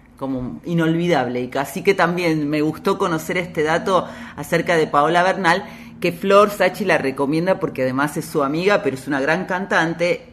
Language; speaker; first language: Spanish; native; Spanish